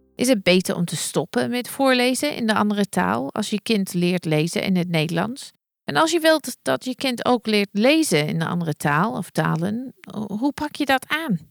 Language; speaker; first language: Dutch; non-native, fluent; English